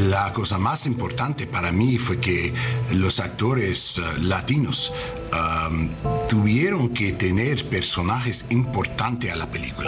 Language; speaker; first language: Spanish; non-native, learner; English